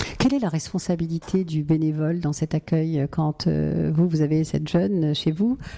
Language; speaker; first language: French; native; French